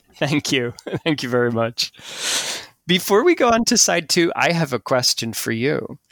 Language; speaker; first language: English; native; English